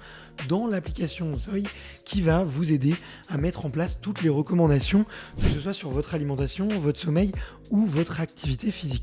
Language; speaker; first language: French; native; French